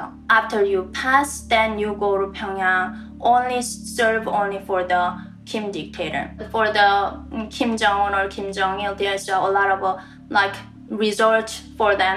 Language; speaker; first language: English; non-native, learner; Korean